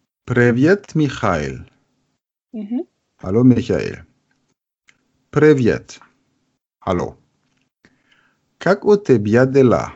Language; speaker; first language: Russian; non-native, learner; German